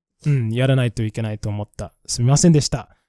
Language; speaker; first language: Japanese; non-native, fluent; English